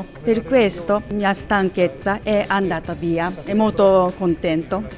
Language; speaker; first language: Italian; non-native, fluent; Japanese